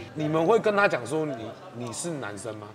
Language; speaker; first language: Chinese; native; Chinese